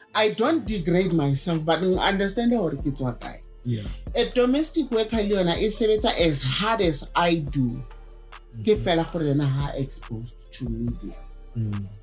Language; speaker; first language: English; non-native, local second language; Southern Sotho